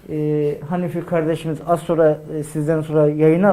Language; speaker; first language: Turkish; native; Turkish